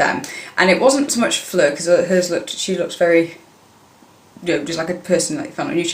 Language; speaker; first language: English; native; English